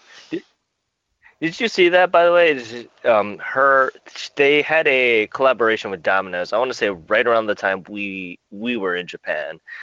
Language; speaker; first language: English; native; English